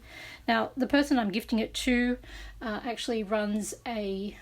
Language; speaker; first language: English; native; English